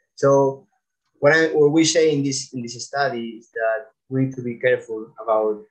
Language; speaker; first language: English; non-native, fluent; Spanish